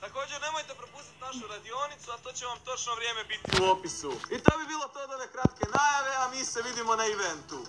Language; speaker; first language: Bosnian; native; Bosnian